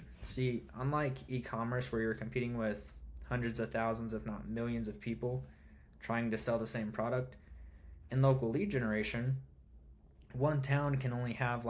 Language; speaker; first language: English; native; English